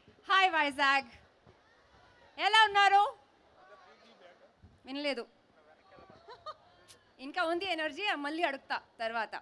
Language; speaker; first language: Telugu; non-native, learner; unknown